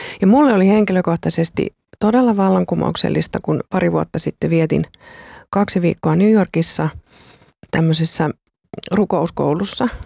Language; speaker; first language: Finnish; native; Finnish